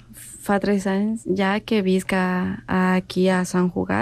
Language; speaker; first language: Catalan; non-native, learner; Spanish